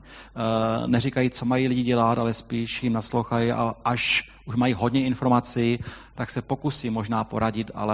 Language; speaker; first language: Czech; native; Czech